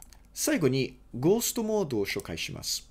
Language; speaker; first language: Japanese; non-native, fluent; Portuguese